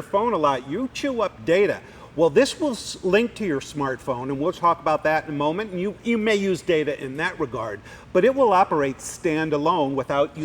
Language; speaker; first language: English; native; English